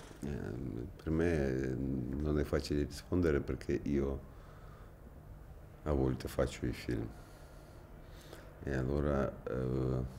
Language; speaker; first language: Italian; non-native, fluent; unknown